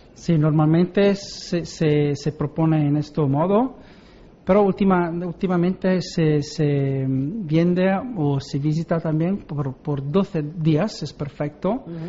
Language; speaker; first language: Spanish; non-native, learner; Italian